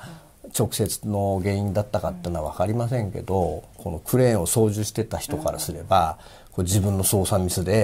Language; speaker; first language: Japanese; native; Japanese